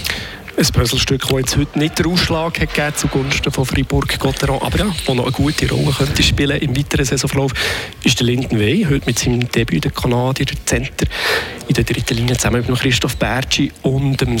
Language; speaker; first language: German; native; German